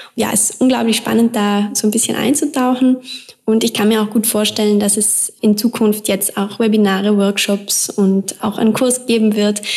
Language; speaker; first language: German; native; German